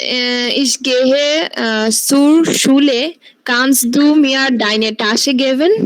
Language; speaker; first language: German; non-native, learner; Bangla